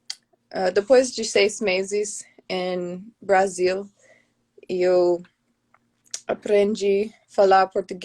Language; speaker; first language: Portuguese; non-native, learner; English